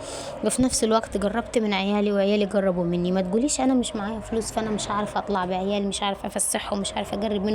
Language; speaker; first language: Arabic; native; Arabic